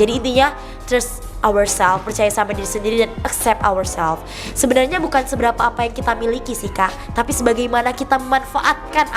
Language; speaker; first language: Indonesian; native; Indonesian